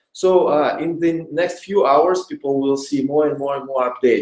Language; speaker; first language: English; non-native, learner; Russian